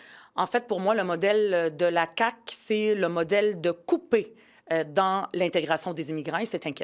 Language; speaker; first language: French; early bilingual, other home language; Arabic